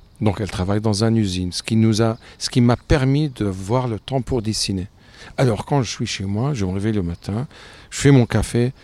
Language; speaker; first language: French; non-native, fluent; Arabic